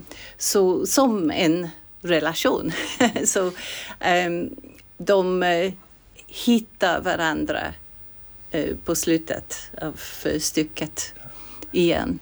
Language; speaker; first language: Swedish; non-native, fluent; English